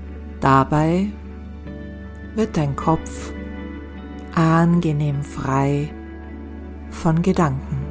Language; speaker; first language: German; native; German